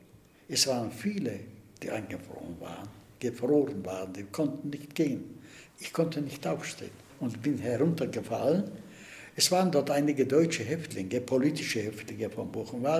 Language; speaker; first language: German; non-native, fluent; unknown